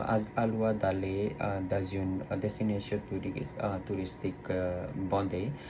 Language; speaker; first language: French; non-native, learner; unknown